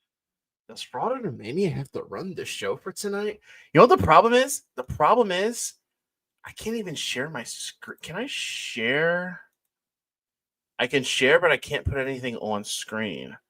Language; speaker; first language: English; native; English